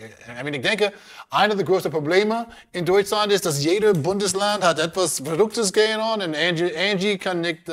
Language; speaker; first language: German; non-native, learner; English